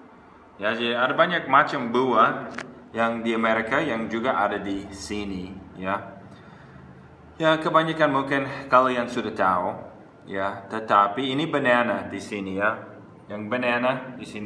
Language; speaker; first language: Indonesian; non-native, fluent; English